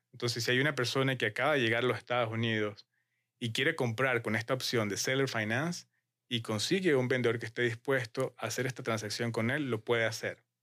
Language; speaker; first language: Spanish; native; Spanish